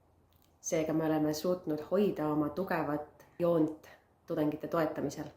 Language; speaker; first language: Estonian; native; Estonian